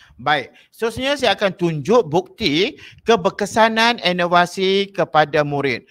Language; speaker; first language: Malay; native; Malay